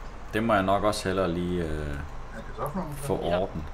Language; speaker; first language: Danish; native; Danish